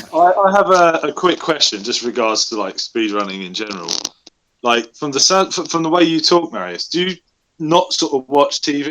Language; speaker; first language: English; native; English